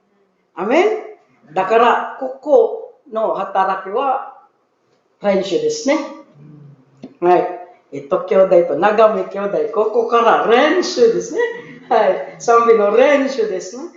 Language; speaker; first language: Japanese; non-native, learner; Filipino